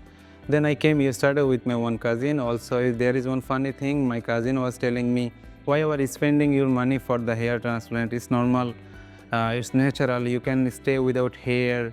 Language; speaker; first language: English; non-native, local second language; Bangla